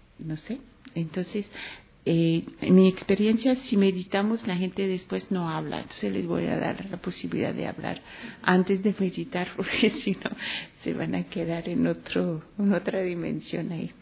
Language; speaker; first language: Spanish; non-native, fluent; French